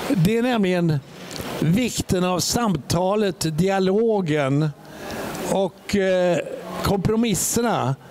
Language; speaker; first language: Swedish; native; Swedish